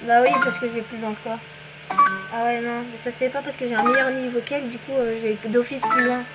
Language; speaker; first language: French; native; French